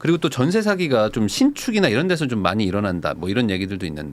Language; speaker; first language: Korean; native; Korean